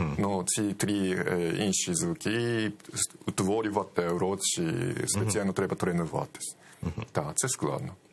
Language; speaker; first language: Ukrainian; non-native, fluent; Japanese